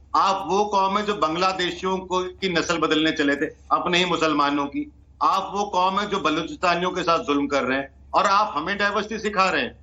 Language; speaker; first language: Hindi; non-native, local second language; Kashmiri